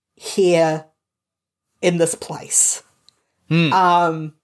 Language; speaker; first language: English; native; English